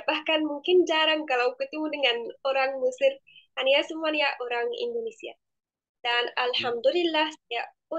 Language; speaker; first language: Indonesian; non-native, fluent; Arabic